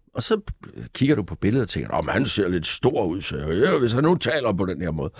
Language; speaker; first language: Danish; native; Danish